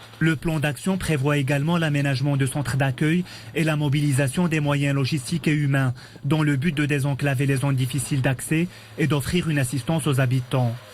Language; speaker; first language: French; non-native, local second language; Arabic